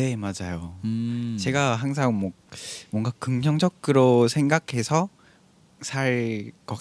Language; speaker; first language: Korean; non-native, learner; Vietnamese